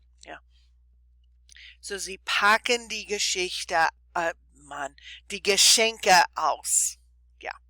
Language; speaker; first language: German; non-native, fluent; English